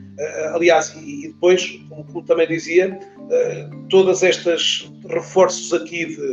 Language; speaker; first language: Portuguese; native; Portuguese